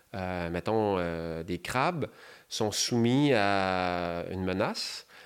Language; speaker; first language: French; native; French